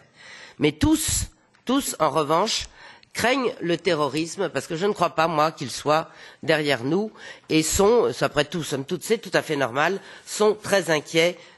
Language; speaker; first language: French; native; French